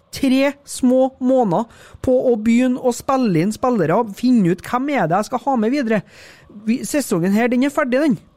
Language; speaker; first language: Norwegian; native; Norwegian